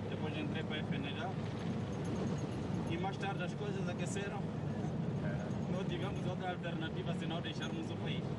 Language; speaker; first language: Portuguese; native; Portuguese